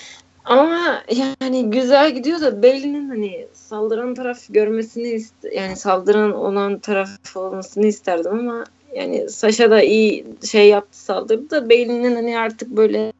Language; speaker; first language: Turkish; native; Turkish